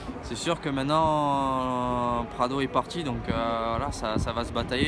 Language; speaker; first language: French; native; French